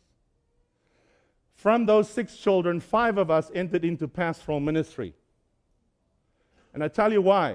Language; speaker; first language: English; native; English